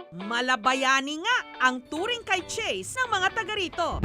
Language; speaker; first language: Filipino; native; Filipino